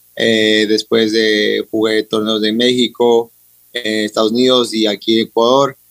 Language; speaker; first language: Spanish; native; Spanish